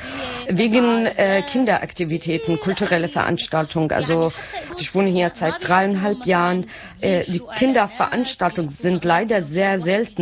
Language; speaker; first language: German; non-native, learner; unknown